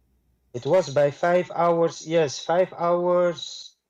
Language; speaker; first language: English; non-native, fluent; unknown